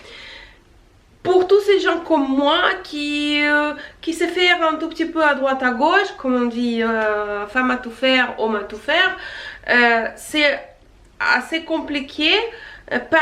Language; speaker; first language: French; non-native, fluent; Russian